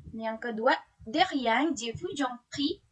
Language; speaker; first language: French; non-native, learner; Indonesian